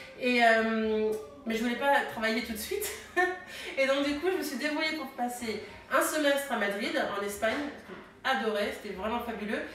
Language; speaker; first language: French; early bilingual, heritage; French